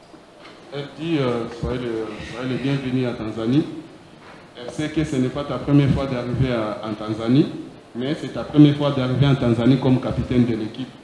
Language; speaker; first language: French; non-native, fluent; Swahili